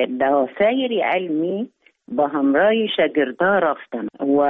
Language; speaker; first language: Persian; non-native, learner; Arabic